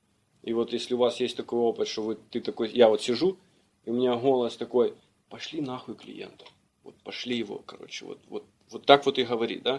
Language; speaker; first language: Russian; native; Russian